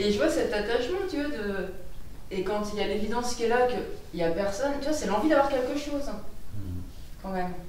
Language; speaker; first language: French; native; French